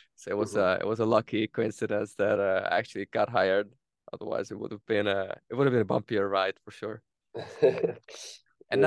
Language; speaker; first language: English; non-native, fluent; Hungarian